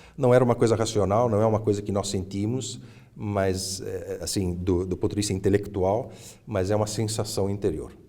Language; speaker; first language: Portuguese; early bilingual, other home language; Italian